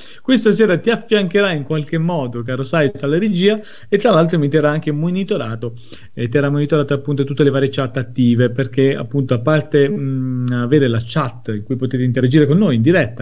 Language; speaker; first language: Italian; native; Italian